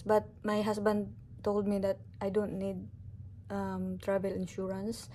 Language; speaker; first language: English; non-native, local second language; Cebuano